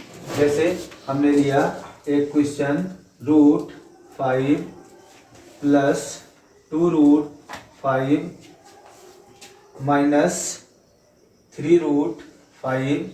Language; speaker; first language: Hindi; native; Hindi